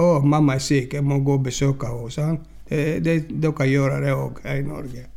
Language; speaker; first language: Norwegian; non-native, learner; Greek